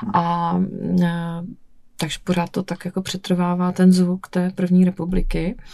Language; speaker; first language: Czech; native; Czech